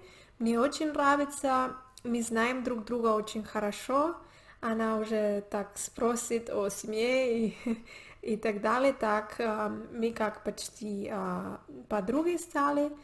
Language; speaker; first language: Russian; non-native, learner; Spanish